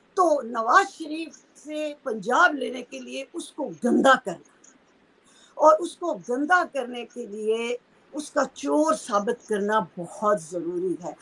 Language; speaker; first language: Urdu; non-native, local second language; Punjabi